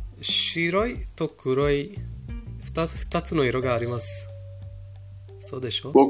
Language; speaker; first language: Japanese; non-native, fluent; Persian